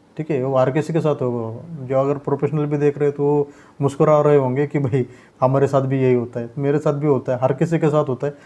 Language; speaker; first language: Hindi; non-native, local second language; Marathi